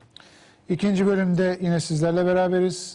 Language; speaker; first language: Turkish; native; Turkish